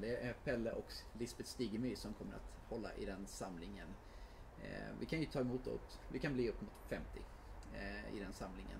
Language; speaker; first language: Swedish; native; Swedish